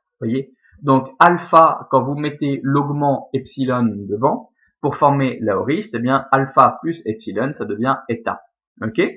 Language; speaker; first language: French; native; French